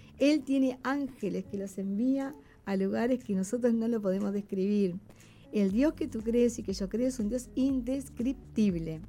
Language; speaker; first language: Spanish; native; Spanish